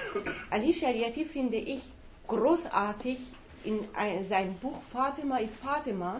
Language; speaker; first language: German; non-native, fluent; Persian